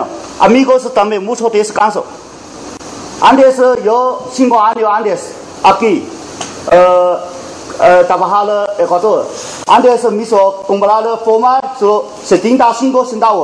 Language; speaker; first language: Spanish; non-native, learner; Chinese